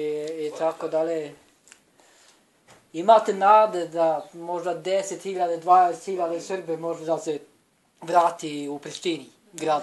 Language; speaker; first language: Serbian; non-native, learner; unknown